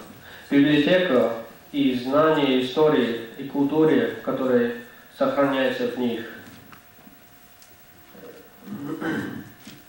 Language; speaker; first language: Russian; non-native, learner; English